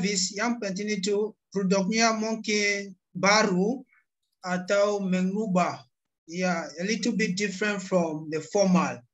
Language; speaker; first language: Indonesian; non-native, learner; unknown